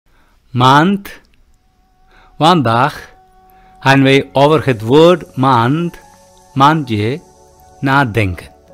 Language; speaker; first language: Dutch; non-native, fluent; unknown